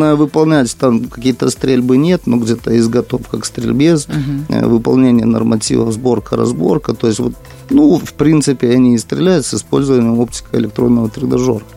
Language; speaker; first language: Russian; native; Russian